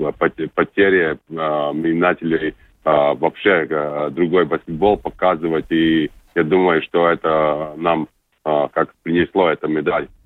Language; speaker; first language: Russian; non-native, local second language; Latvian